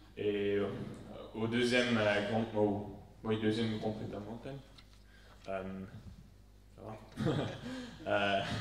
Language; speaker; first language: French; non-native, local second language; Swiss German